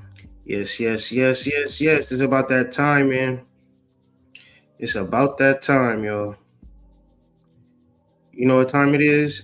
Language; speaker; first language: English; native; English